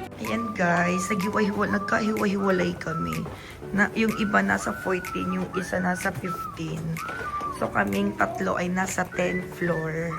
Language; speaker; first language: Filipino; native; Filipino